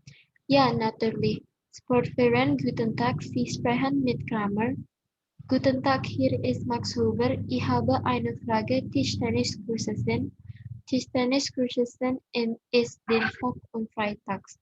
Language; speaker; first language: German; non-native, learner; Indonesian